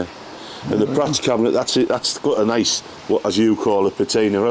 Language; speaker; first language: English; native; English